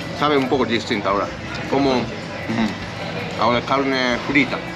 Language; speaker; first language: Spanish; non-native, fluent; Japanese